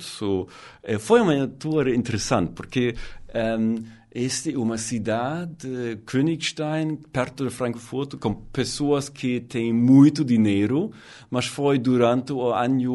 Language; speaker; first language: Portuguese; non-native, learner; German